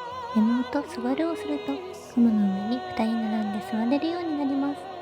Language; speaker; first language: Japanese; native; Japanese